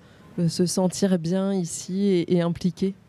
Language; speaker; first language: French; native; French